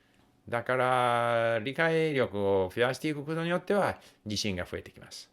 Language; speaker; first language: Japanese; non-native, fluent; English